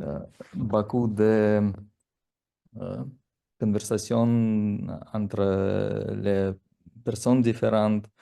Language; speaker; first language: French; non-native, learner; Russian